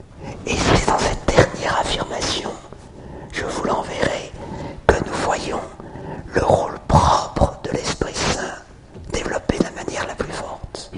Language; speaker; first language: French; native; French